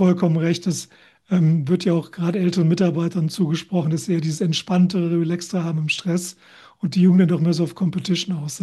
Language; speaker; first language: German; native; German